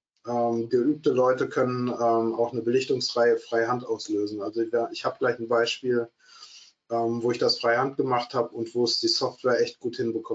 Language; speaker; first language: German; native; German